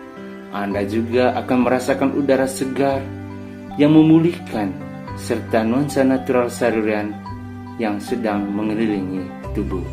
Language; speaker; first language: Indonesian; native; Indonesian